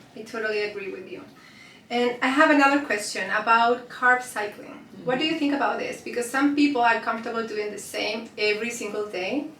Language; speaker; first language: English; non-native, fluent; Spanish